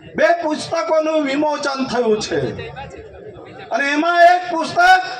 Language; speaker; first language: Gujarati; non-native, local second language; Kukna